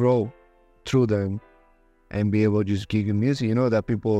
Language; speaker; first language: English; non-native, fluent; Spanish